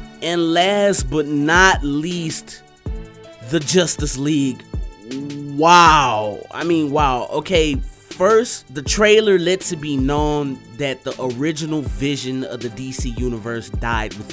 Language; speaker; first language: English; native; English